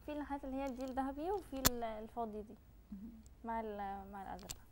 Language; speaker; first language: Arabic; native; Arabic